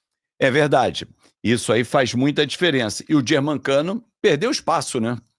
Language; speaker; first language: Portuguese; native; Portuguese